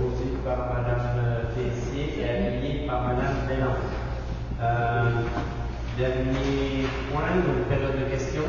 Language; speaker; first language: French; native; French